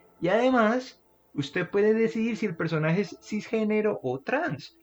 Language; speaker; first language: Spanish; native; Spanish